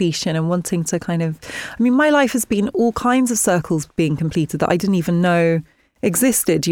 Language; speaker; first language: English; native; English